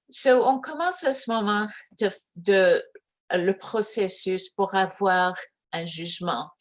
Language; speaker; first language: French; early bilingual, heritage; English